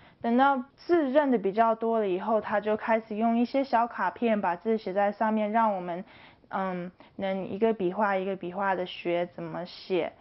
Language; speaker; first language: Chinese; early bilingual, heritage; Chinese